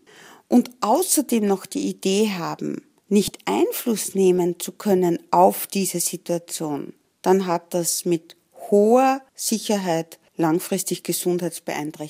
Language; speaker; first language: German; native; German